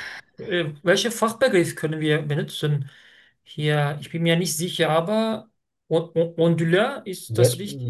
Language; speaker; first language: German; non-native, learner; Turkish